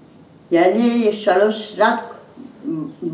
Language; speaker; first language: Hebrew; non-native, learner; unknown